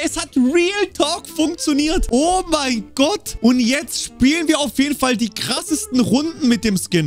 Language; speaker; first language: German; native; German